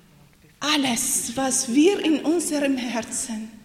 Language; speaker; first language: German; non-native, learner; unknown